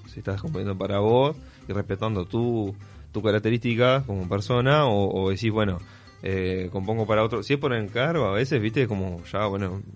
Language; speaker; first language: Spanish; native; Spanish